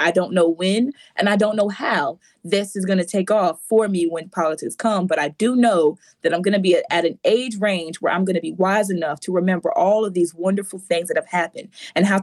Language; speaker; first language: English; native; English